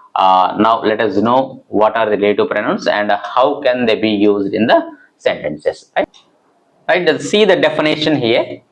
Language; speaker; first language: English; non-native, local second language; Telugu